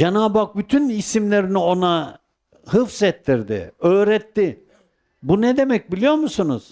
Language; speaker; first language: Turkish; native; Turkish